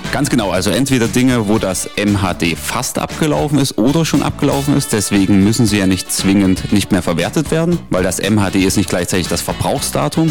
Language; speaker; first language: German; native; German